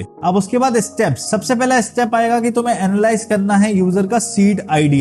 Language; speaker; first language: Hindi; native; Hindi